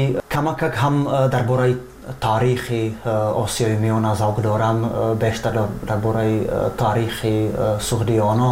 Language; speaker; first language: Persian; non-native, fluent; Czech